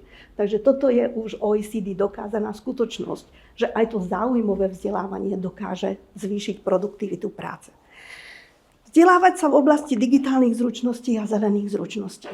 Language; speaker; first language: Slovak; native; Slovak